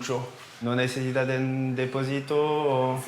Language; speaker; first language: Spanish; non-native, learner; French